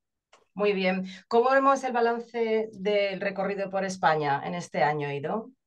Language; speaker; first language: Spanish; native; Spanish